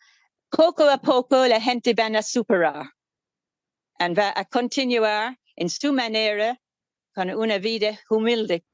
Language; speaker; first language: Spanish; non-native, fluent; English